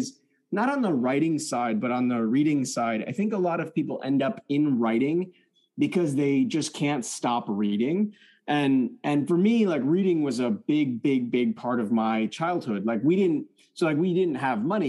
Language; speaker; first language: English; early bilingual, other home language; French